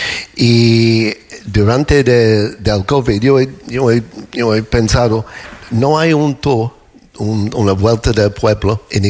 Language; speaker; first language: Spanish; non-native, fluent; English